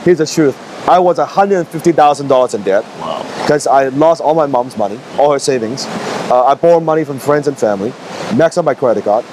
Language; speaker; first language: English; non-native, local second language; Cantonese